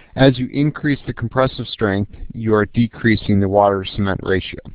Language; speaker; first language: English; native; English